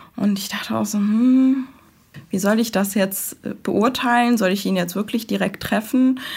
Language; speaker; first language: German; early bilingual, other home language; Persian